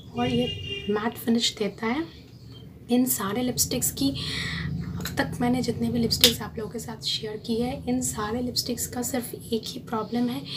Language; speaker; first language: Hindi; non-native, local second language; Bangla